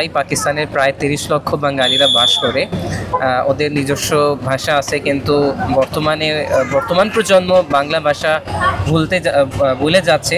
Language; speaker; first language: Bangla; non-native, fluent; Urdu